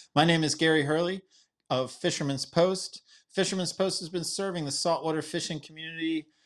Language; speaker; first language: English; native; English